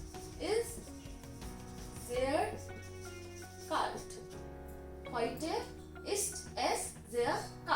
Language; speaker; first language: German; non-native, learner; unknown